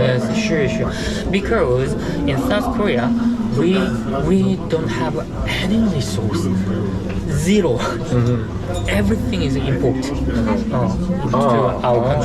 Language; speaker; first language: English; non-native, learner; Korean